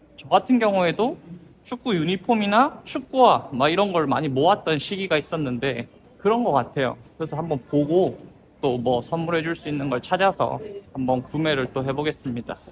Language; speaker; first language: Korean; native; Korean